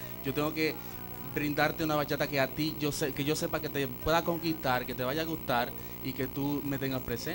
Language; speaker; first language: Spanish; native; Spanish